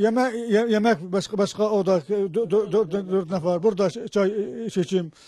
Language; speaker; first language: Turkish; non-native, learner; Arabic